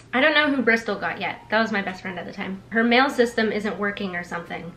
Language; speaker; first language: English; native; English